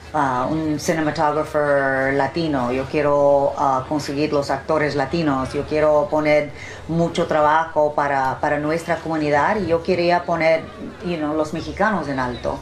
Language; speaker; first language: Spanish; early bilingual, heritage; Spanish